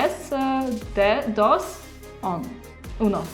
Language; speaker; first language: Spanish; non-native, learner; Russian